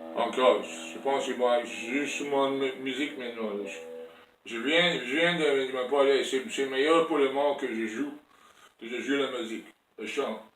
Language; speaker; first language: French; non-native, learner; English